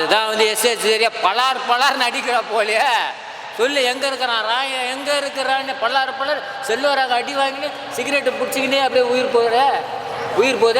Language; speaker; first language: Tamil; native; Tamil